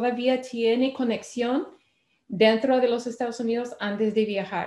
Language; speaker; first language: Spanish; non-native, fluent; English